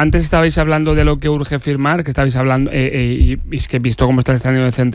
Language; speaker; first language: Spanish; native; Spanish